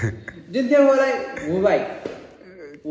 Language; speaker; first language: Chinese; non-native, learner; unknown